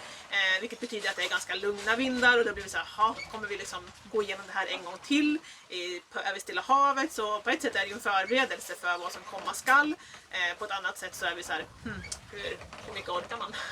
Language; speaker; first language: Swedish; native; Swedish